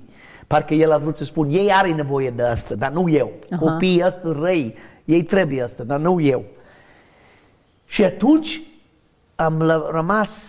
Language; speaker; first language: Romanian; non-native, learner; English